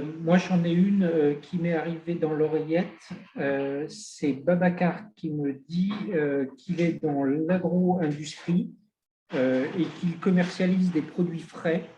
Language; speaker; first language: French; native; French